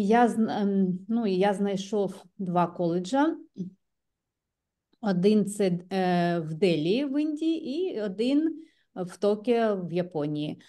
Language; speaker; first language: Ukrainian; non-native, local second language; Russian